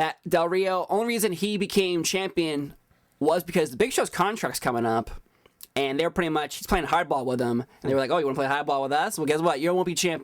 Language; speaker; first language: English; native; English